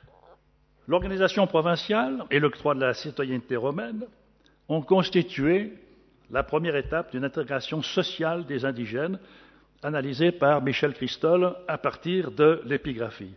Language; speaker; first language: French; native; French